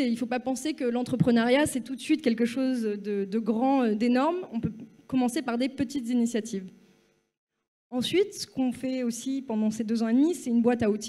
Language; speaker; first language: French; native; French